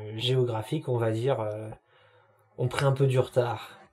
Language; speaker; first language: French; native; French